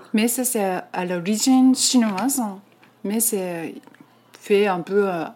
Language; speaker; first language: French; non-native, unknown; Japanese